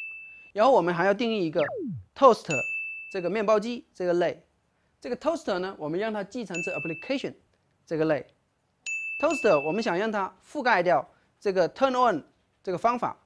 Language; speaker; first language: Chinese; native; Chinese